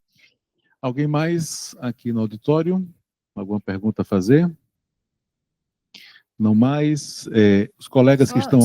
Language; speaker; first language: Portuguese; native; Portuguese